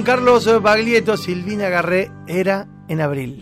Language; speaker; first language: Spanish; native; Spanish